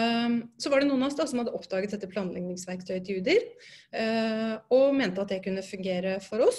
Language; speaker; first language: Norwegian; native; Norwegian